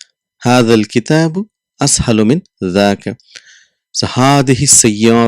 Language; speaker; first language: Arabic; non-native, fluent; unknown